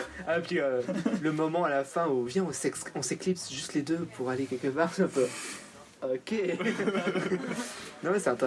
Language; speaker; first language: French; native; French